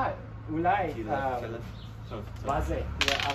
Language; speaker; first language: Hebrew; non-native, learner; English